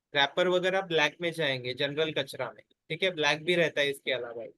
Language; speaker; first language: Hindi; non-native, local second language; Marathi